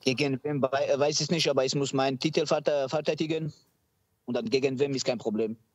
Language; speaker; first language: German; non-native, learner; Georgian